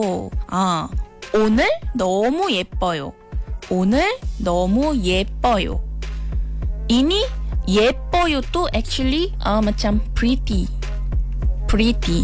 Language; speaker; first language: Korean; non-native, learner; Malay